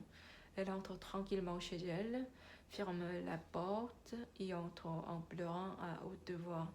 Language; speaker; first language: French; non-native, learner; Korean